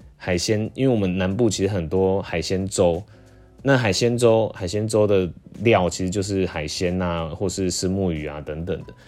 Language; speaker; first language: Chinese; non-native, local second language; Min Nan Chinese